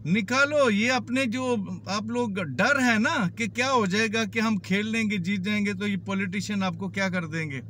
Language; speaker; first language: Urdu; native; Urdu